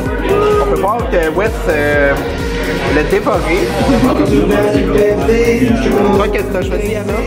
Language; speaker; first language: French; native; French